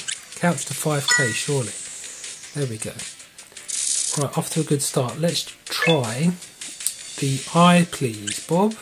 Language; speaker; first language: English; native; English